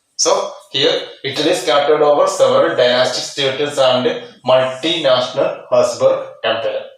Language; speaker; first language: English; non-native, local second language; Malayalam